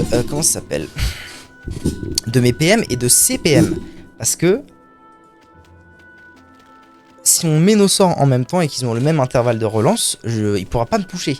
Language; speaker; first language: French; native; French